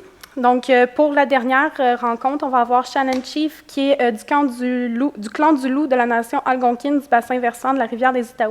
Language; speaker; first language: French; native; French